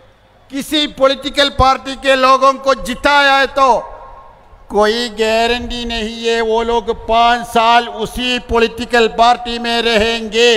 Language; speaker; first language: Hindi; non-native, local second language; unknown